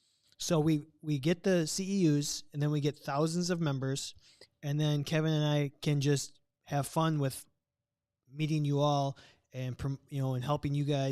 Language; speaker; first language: English; native; English